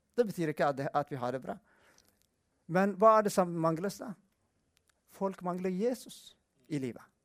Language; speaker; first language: Norwegian; non-native, fluent; Amharic